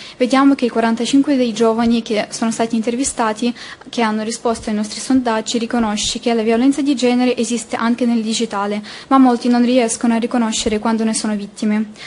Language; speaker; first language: Italian; non-native, fluent; Ukrainian